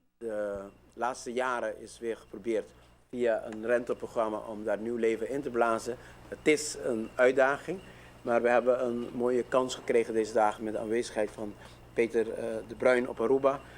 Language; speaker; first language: Dutch; non-native, local second language; Papiamento